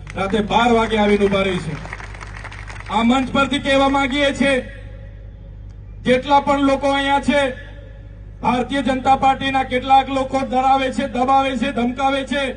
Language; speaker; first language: Gujarati; non-native, local second language; Vasavi